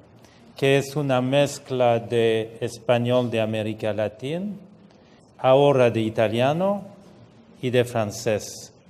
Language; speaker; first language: Spanish; non-native, fluent; French